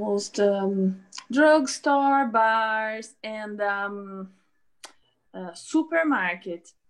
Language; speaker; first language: English; non-native, learner; Portuguese